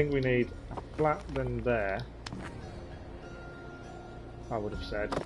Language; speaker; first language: English; native; English